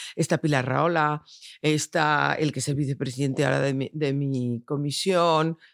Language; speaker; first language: Spanish; non-native, local second language; Catalan